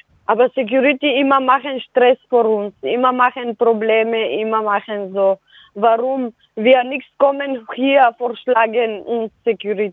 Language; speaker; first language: German; non-native, learner; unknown